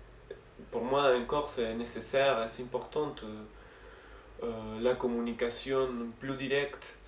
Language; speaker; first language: French; non-native, learner; Spanish